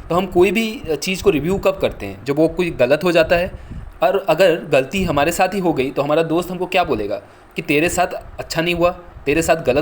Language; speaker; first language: Hindi; native; Hindi